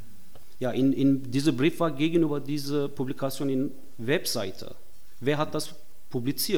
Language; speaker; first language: German; non-native, fluent; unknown